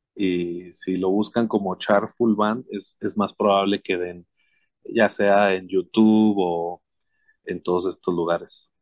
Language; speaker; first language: Spanish; native; Spanish